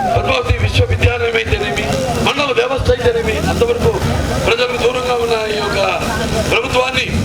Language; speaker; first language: Telugu; native; Telugu